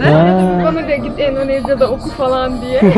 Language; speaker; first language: Turkish; native; Turkish